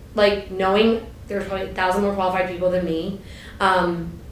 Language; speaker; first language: English; native; English